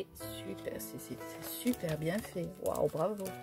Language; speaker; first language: French; native; French